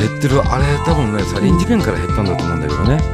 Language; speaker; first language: Japanese; native; Japanese